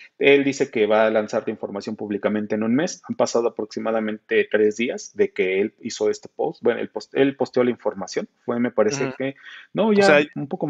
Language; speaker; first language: Spanish; native; Spanish